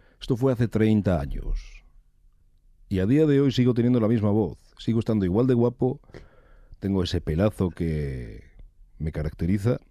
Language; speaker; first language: Spanish; native; Spanish